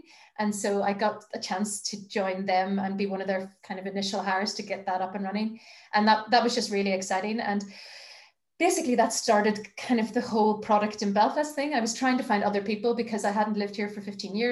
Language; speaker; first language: English; native; English